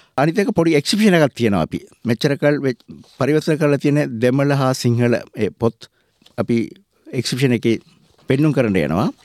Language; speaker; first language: Sinhala; non-native, local second language; Tamil